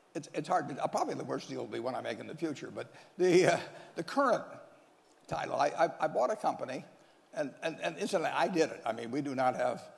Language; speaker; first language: English; native; English